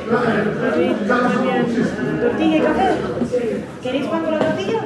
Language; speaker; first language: Spanish; native; Spanish